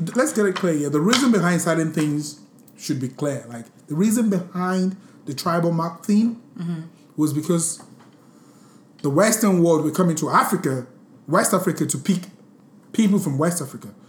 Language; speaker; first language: English; non-native, local second language; Yoruba